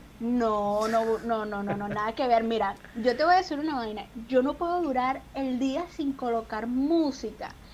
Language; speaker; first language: Spanish; native; Spanish